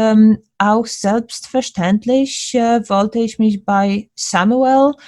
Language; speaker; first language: German; non-native, fluent; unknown